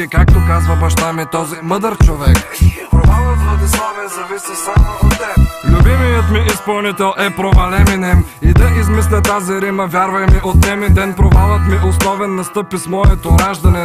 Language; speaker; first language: Bulgarian; native; Bulgarian